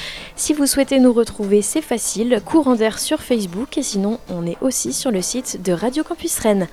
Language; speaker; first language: French; native; French